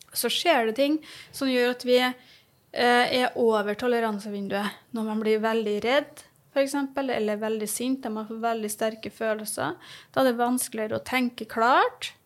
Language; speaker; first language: Norwegian; native; Norwegian